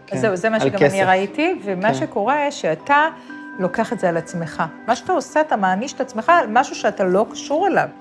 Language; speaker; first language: Hebrew; native; Hebrew